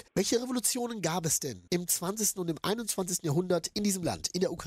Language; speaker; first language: German; native; German